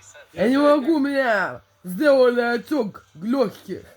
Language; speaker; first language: Russian; native; Russian